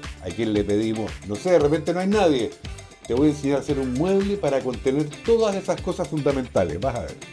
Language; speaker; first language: Spanish; native; Spanish